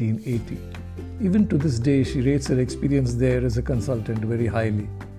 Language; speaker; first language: English; non-native, local second language; Kannada